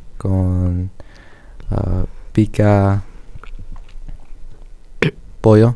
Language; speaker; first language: Spanish; early bilingual, other home language; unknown